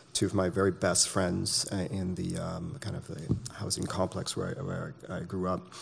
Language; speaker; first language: English; native; English